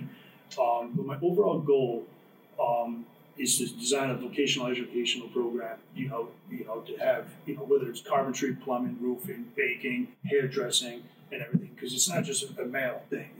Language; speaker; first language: English; native; English